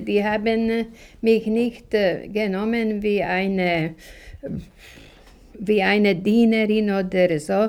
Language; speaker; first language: German; non-native, fluent; Slovak